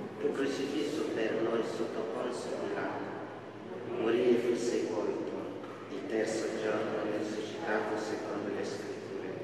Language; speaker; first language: Italian; non-native, fluent; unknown